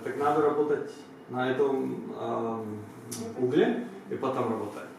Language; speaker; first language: Russian; non-native, learner; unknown